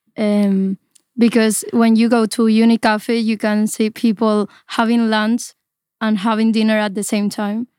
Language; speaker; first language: English; non-native, fluent; Spanish